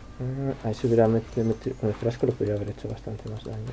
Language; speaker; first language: Spanish; native; Spanish